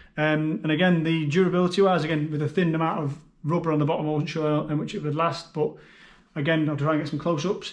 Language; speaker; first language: English; native; English